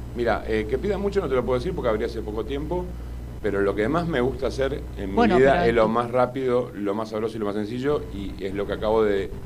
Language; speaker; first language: Spanish; native; Spanish